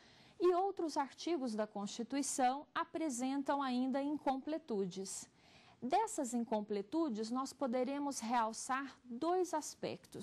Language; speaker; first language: Portuguese; native; Portuguese